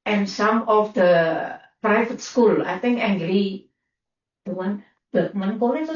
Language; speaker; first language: English; non-native, learner; Indonesian